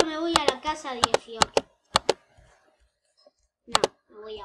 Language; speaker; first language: Spanish; native; Spanish